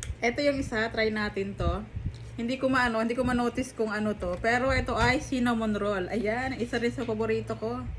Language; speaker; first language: Filipino; native; Filipino